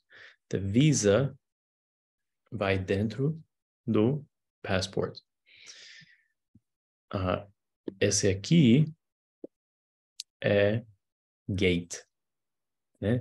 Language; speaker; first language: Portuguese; non-native, fluent; English